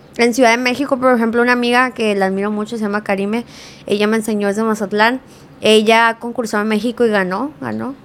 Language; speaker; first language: Spanish; early bilingual, heritage; Spanish